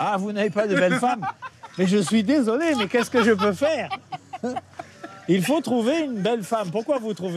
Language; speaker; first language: French; native; French